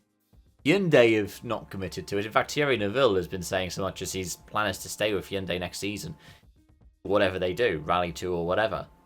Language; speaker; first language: English; native; English